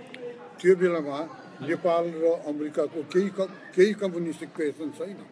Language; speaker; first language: Nepali; non-native, local second language; Newari